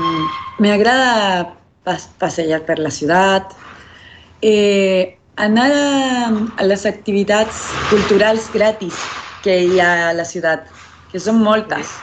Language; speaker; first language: Catalan; non-native, learner; Spanish